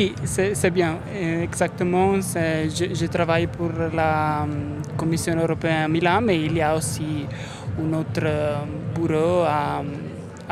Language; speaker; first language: French; non-native, fluent; Italian